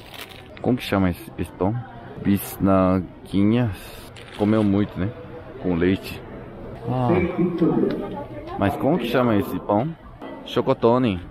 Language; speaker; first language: Portuguese; non-native, learner; Korean